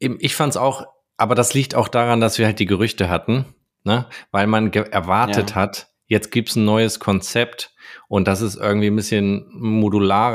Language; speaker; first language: German; native; German